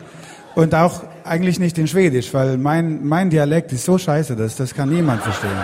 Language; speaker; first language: German; non-native, fluent; Swedish